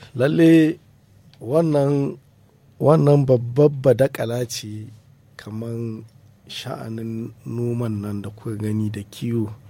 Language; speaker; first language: Hausa; native; Hausa